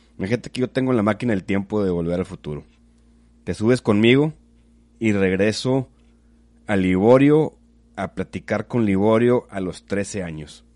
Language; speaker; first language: Spanish; native; Spanish